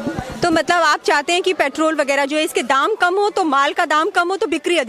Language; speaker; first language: Hindi; native; Hindi